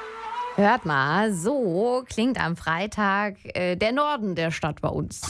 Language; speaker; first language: German; native; German